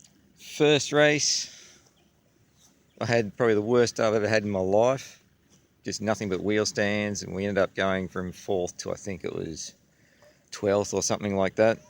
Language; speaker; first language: English; native; English